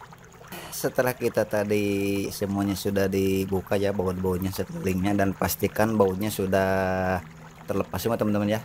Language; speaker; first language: Indonesian; native; Indonesian